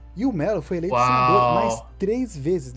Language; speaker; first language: Portuguese; native; Portuguese